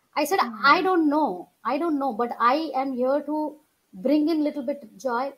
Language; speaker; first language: English; non-native, local second language; Gujarati